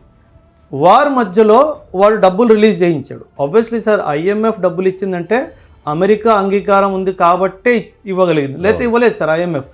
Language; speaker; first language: Telugu; non-native, local second language; Punjabi